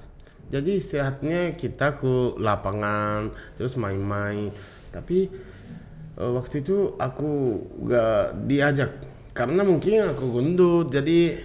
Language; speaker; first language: Indonesian; non-native, learner; Japanese